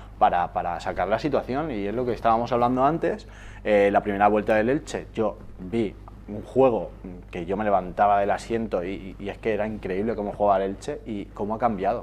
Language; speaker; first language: Spanish; native; Spanish